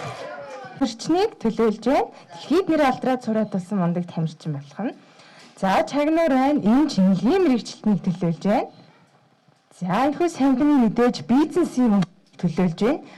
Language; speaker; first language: Mongolian; native; Mongolian